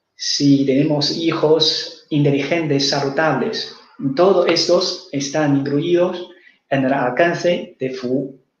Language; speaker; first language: Spanish; non-native, fluent; Chinese